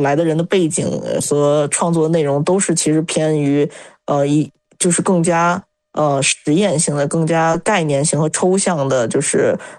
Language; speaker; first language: Chinese; native; Chinese